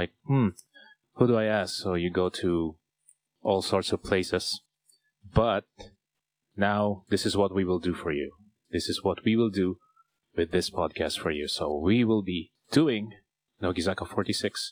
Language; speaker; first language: English; non-native, local second language; Filipino